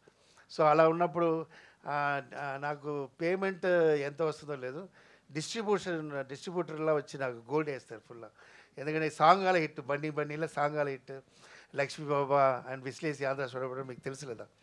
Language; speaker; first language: Telugu; non-native, fluent; Tamil